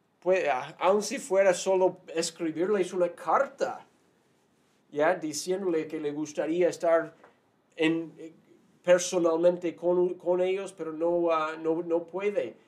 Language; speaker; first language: Spanish; non-native, fluent; English